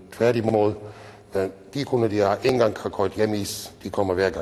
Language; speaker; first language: Danish; non-native, fluent; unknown